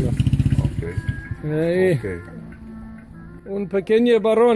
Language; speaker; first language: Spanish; non-native, learner; English